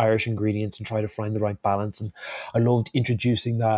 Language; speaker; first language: English; native; English